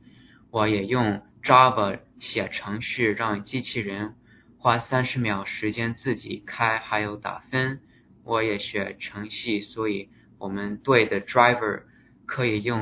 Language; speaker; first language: Chinese; early bilingual, heritage; Chinese